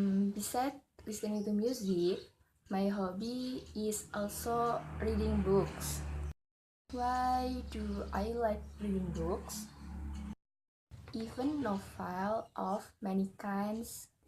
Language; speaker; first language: English; non-native, learner; Indonesian